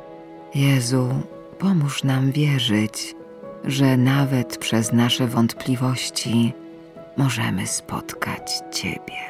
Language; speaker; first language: Polish; native; Polish